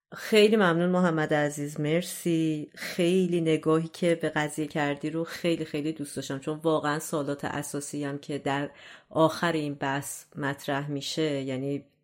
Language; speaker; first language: Persian; native; Persian